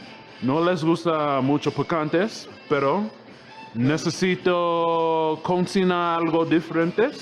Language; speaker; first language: Spanish; non-native, learner; English